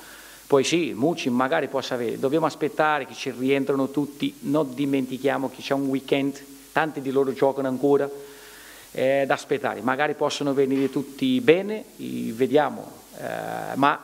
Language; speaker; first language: Italian; non-native, fluent; Portuguese